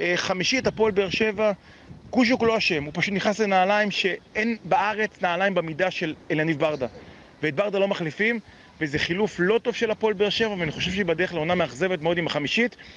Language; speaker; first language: Hebrew; native; Hebrew